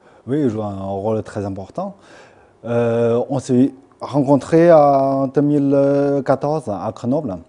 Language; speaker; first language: French; non-native, fluent; Chinese